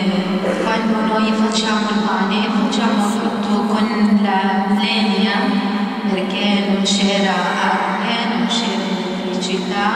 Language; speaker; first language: Italian; non-native, fluent; Arabic